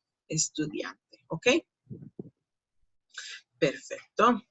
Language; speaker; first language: Spanish; non-native, fluent; English